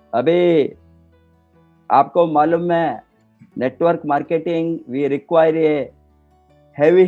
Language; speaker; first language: Hindi; non-native, local second language; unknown